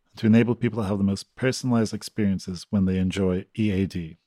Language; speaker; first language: English; native; English